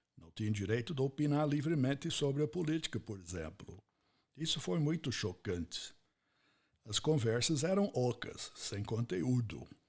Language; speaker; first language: Portuguese; non-native, fluent; English